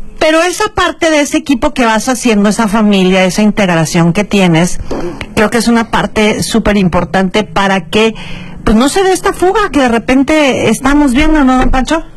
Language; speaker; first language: Spanish; native; Spanish